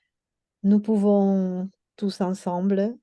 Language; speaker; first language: French; native; French